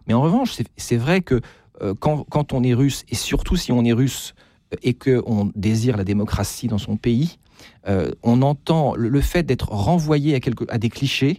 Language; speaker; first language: French; native; French